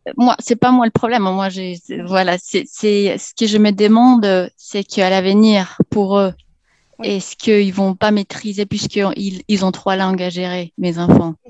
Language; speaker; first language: French; non-native, fluent; Spanish